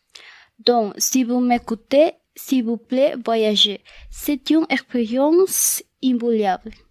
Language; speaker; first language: French; non-native, learner; Spanish